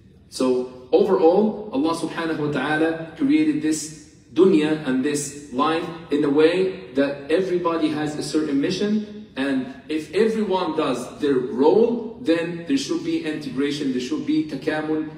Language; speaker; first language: English; non-native, fluent; Arabic